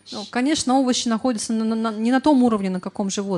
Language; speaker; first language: Russian; native; Russian